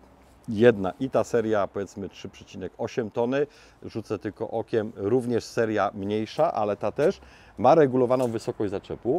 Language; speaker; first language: Polish; native; Polish